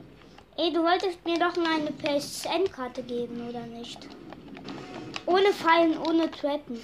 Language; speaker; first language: German; native; German